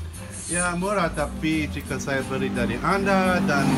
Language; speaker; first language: Indonesian; non-native, learner; English